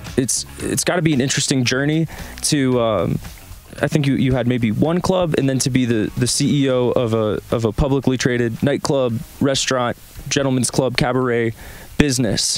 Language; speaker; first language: English; native; English